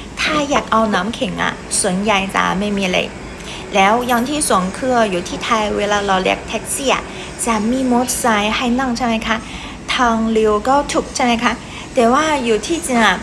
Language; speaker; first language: Thai; non-native, fluent; Chinese